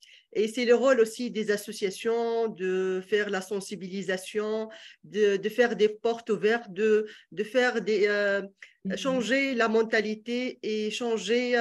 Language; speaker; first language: French; non-native, local second language; Arabic